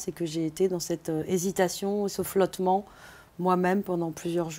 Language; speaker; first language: French; native; French